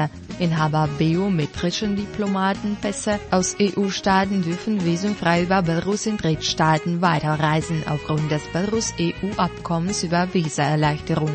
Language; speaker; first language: German; non-native, fluent; Russian